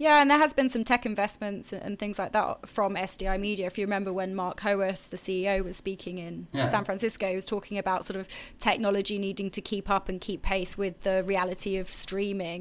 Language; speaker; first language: English; native; English